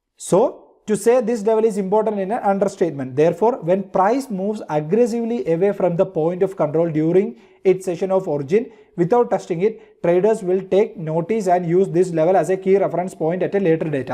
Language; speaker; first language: English; non-native, local second language; Malayalam